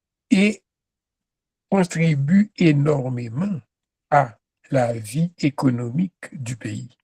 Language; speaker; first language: French; non-native, local second language; Haitian Creole